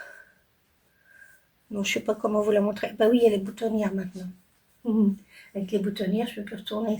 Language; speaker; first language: French; native; French